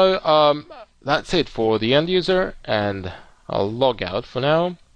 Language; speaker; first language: English; non-native, fluent; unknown